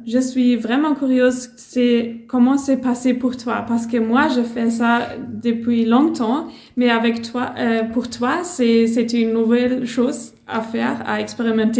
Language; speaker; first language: French; non-native, learner; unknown